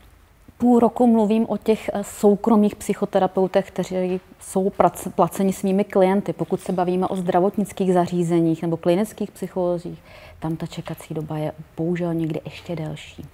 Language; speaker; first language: Czech; native; Czech